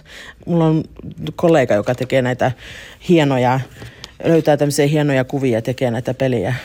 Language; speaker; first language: Finnish; native; Finnish